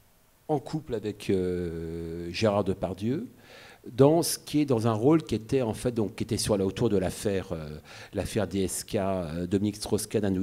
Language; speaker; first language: French; native; French